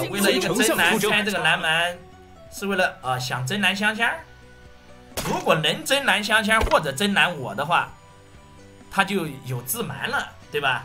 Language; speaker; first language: Chinese; native; Chinese